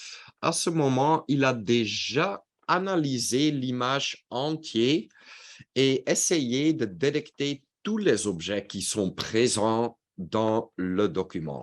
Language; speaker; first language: French; non-native, local second language; Dutch